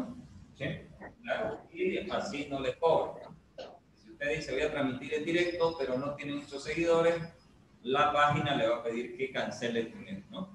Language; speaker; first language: Spanish; native; Spanish